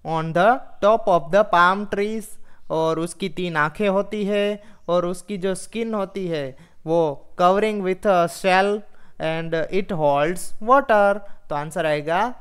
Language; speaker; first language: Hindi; non-native, local second language; Gujarati